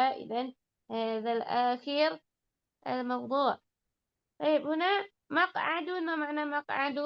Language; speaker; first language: Arabic; non-native, fluent; Indonesian